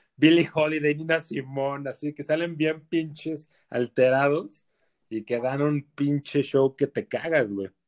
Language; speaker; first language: Spanish; native; Spanish